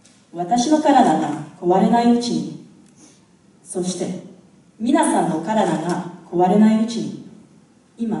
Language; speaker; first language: Japanese; non-native, fluent; English